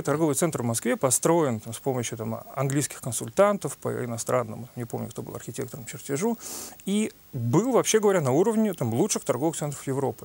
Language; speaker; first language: Russian; native; Russian